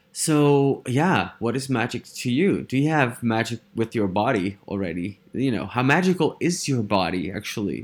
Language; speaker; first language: English; non-native, fluent; Dutch